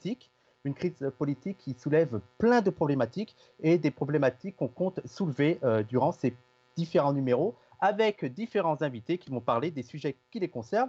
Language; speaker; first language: French; native; French